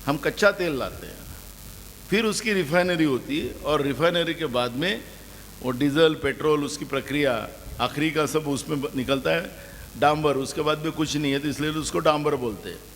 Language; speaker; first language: Hindi; non-native, local second language; Marathi